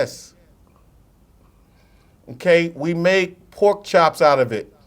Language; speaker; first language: English; native; English